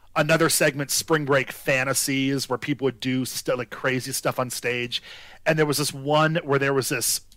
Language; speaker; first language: English; native; English